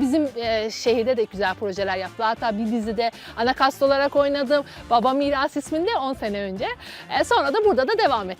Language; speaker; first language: Turkish; non-native, fluent; Azerbaijani